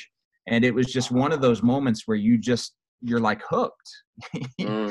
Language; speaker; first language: English; native; English